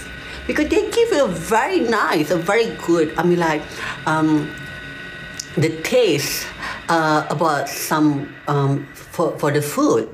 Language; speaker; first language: English; non-native, learner; Malay